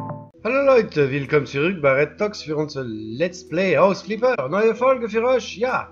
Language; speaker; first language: German; non-native, learner; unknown